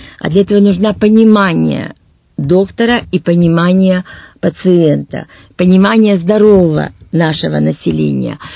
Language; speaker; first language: Russian; native; Russian